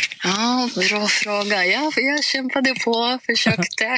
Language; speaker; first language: Swedish; non-native, fluent; Greek